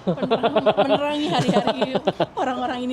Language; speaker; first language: Indonesian; native; Indonesian